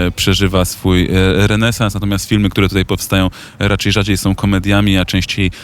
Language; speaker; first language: Polish; native; Polish